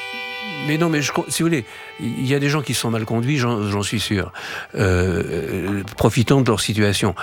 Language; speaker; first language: French; native; French